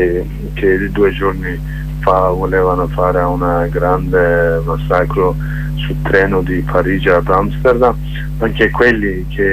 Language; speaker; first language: Italian; non-native, learner; Kurdish